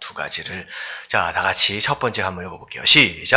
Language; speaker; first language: Korean; native; Korean